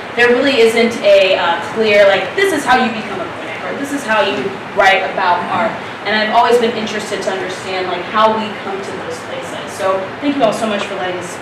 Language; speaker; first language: English; native; English